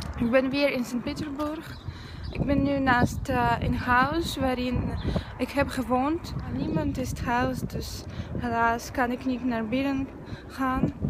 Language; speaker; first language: Dutch; non-native, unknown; Russian